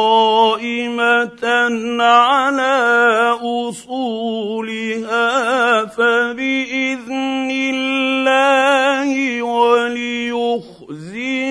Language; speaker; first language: Arabic; native; Arabic